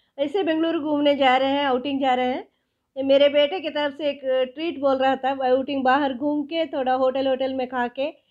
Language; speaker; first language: Hindi; non-native, local second language; Kannada